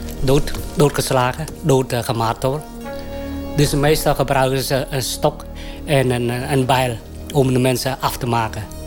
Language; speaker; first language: Dutch; non-native, fluent; Khmer